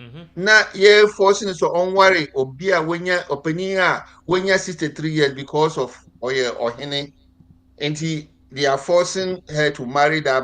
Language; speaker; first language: English; non-native, local second language; Akan